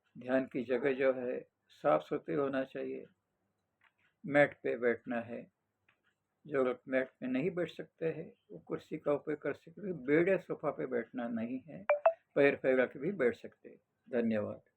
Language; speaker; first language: Hindi; non-native, local second language; Marathi